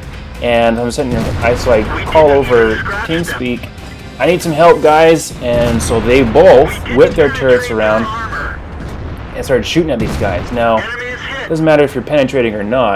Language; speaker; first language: English; native; English